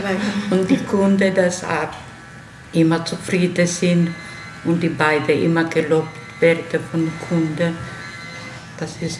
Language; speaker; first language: German; non-native, learner; Italian